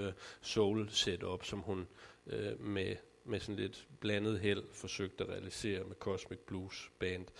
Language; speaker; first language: Danish; native; Danish